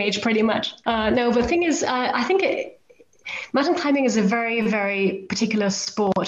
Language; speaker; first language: English; native; English